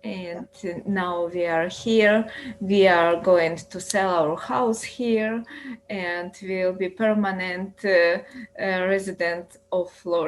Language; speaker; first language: English; non-native, learner; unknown